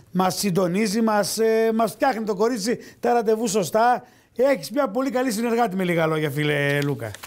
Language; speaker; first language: Greek; native; Greek